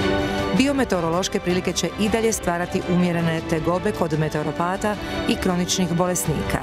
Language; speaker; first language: Serbian; native; Serbian